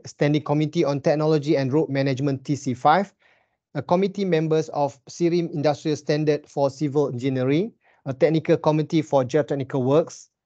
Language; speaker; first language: English; non-native, local second language; Malay